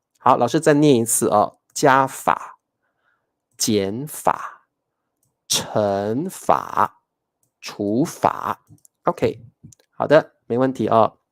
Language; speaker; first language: Chinese; native; Chinese